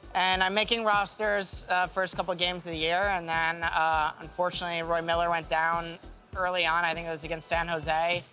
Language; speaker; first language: English; native; English